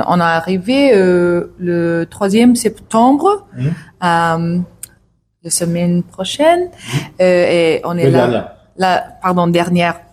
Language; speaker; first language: French; non-native, learner; English